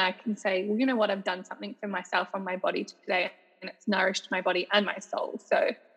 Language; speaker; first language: English; native; English